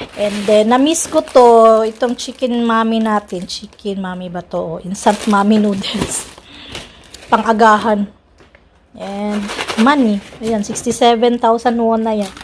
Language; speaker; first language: Filipino; non-native, local second language; Cebuano